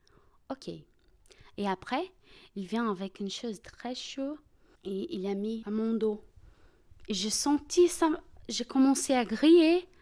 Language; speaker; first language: French; non-native, fluent; Portuguese